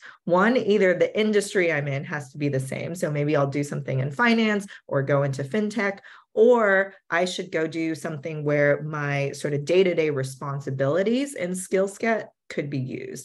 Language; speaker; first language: English; native; English